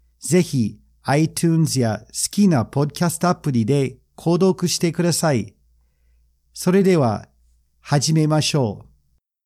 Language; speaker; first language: Japanese; non-native, fluent; English